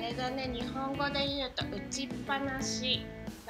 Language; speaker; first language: Japanese; native; Japanese